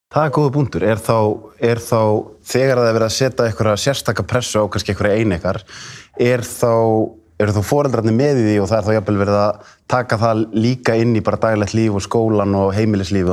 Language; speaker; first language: Icelandic; native; Icelandic